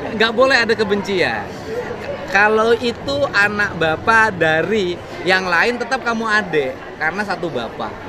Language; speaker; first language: Indonesian; non-native, local second language; Sundanese